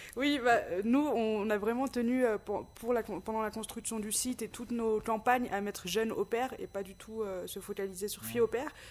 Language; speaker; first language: French; native; French